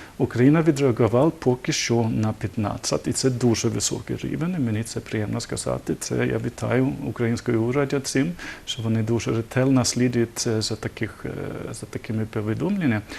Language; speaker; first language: Ukrainian; non-native, learner; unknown